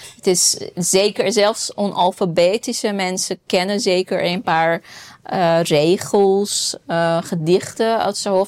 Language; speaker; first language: Dutch; non-native, fluent; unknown